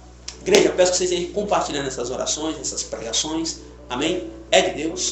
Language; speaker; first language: Portuguese; native; Portuguese